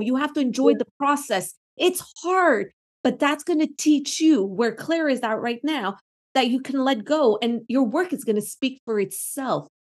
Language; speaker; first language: English; non-native, local second language; French